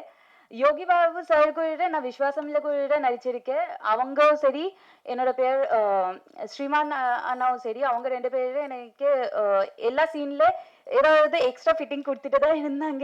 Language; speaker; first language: Tamil; non-native, fluent; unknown